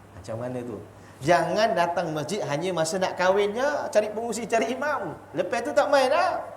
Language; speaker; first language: Malay; non-native, local second language; Chinese